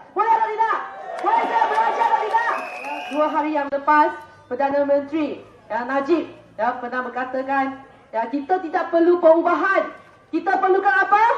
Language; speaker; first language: Malay; non-native, local second language; Chinese